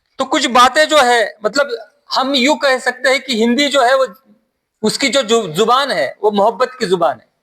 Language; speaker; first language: Hindi; non-native, local second language; Marathi